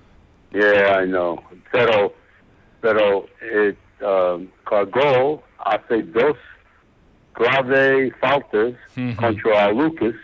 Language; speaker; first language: Spanish; non-native, learner; English